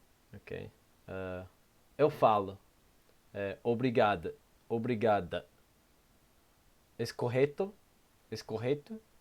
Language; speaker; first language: Portuguese; non-native, learner; English